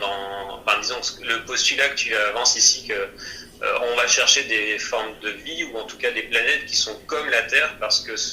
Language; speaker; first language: French; native; French